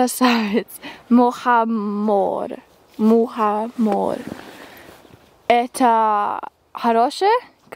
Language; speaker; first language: Russian; non-native, learner; English